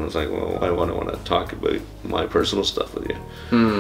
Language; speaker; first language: English; native; English